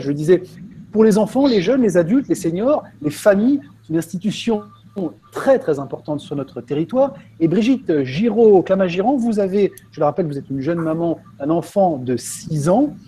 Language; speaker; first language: French; native; French